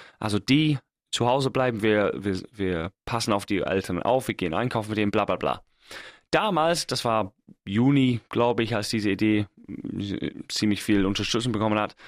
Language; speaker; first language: German; non-native, fluent; English